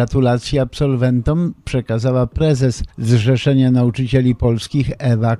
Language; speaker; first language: Polish; native; Polish